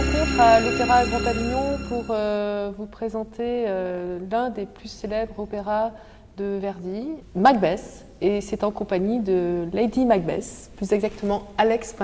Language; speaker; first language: French; native; French